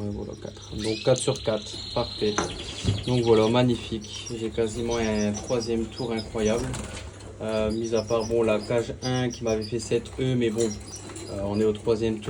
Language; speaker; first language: French; native; French